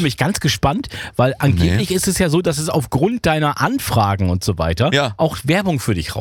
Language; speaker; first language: German; native; German